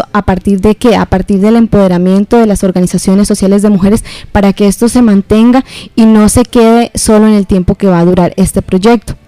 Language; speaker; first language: Spanish; native; Spanish